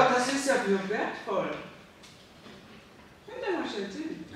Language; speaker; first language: German; non-native, learner; Korean